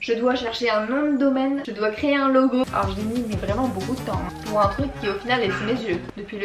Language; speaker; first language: French; native; French